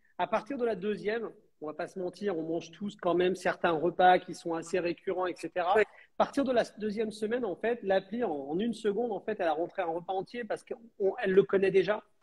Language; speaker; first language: French; native; French